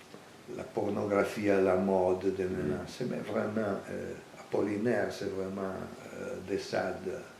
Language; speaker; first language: French; non-native, fluent; Italian